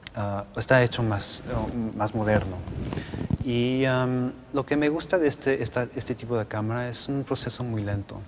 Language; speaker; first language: Spanish; non-native, local second language; English